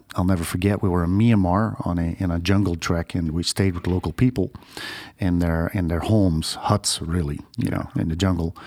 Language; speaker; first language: English; non-native, fluent; Dutch